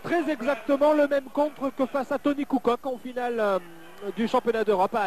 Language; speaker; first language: French; native; French